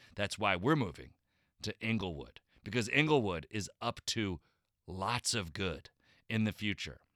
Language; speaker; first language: English; native; English